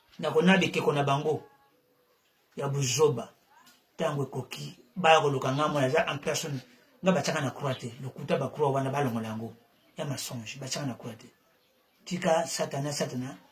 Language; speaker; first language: Lingala; non-native, local second language; Kongo